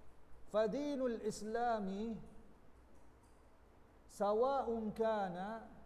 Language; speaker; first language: Arabic; non-native, learner; Indonesian